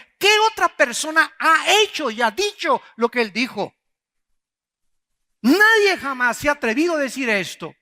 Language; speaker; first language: Spanish; native; Spanish